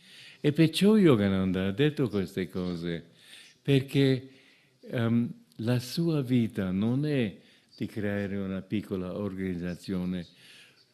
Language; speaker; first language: Italian; non-native, fluent; English